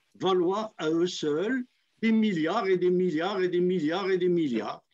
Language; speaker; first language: French; non-native, local second language; Kabyle